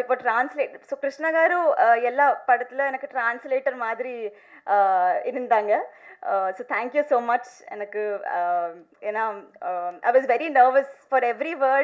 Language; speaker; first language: Tamil; non-native, learner; Telugu